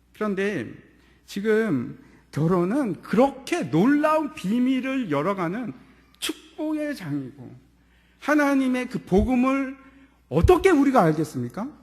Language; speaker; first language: Korean; native; Korean